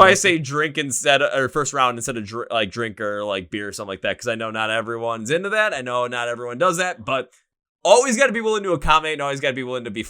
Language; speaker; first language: English; native; English